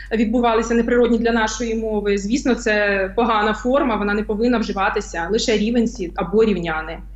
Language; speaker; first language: Ukrainian; native; Ukrainian